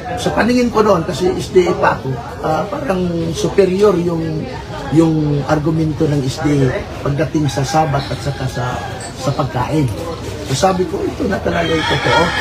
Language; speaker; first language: Filipino; non-native, local second language; Cebuano